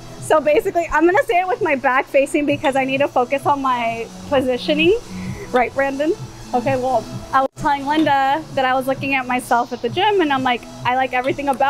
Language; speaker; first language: English; early bilingual, other home language; Spanish